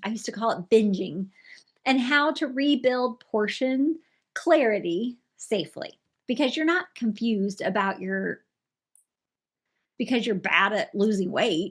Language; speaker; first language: English; native; English